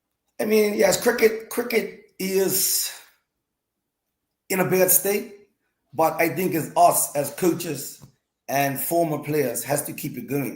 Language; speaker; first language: English; native; English